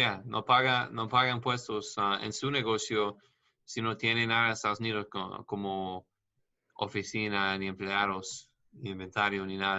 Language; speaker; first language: Spanish; non-native, learner; English